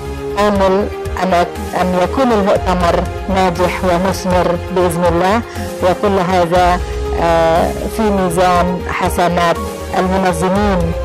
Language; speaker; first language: Arabic; non-native, fluent; Indonesian